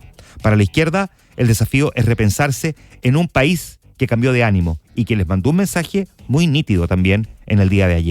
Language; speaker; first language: Spanish; native; Spanish